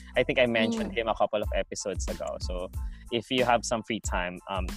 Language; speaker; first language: English; non-native, local second language; Filipino